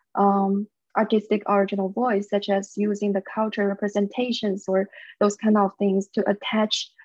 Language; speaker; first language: English; non-native, fluent; Chinese